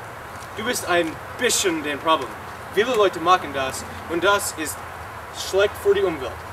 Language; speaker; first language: German; non-native, learner; English